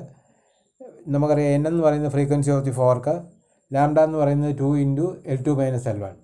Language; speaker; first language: Malayalam; native; Malayalam